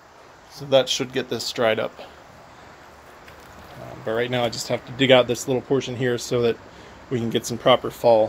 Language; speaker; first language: English; native; English